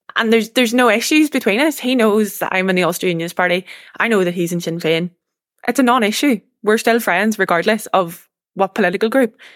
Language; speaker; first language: English; native; English